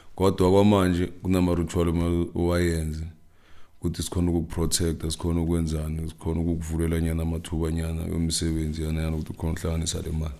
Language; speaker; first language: Zulu; non-native, local second language; Northern Sotho